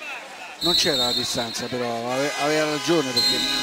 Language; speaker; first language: Italian; native; Italian